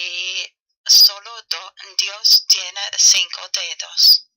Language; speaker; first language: Spanish; non-native, learner; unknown